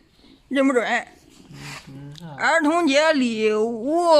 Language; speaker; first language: Chinese; native; Chinese